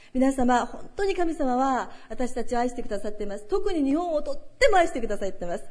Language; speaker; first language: Japanese; early bilingual, other home language; Korean